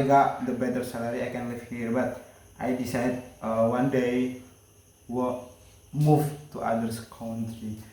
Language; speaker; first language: English; non-native, learner; Indonesian